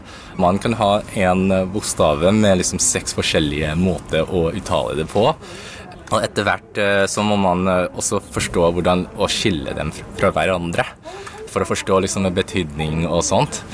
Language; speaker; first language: Norwegian; early bilingual, other home language; Cantonese